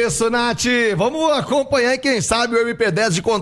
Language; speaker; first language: Portuguese; native; Portuguese